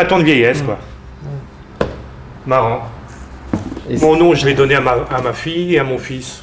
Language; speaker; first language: French; native; French